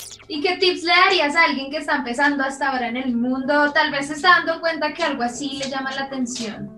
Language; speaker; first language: Spanish; native; Spanish